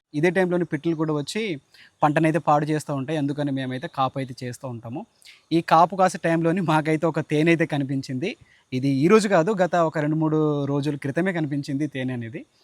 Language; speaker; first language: Telugu; non-native, local second language; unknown